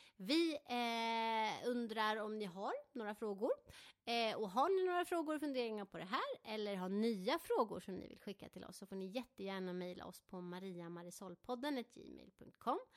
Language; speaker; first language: Swedish; native; Swedish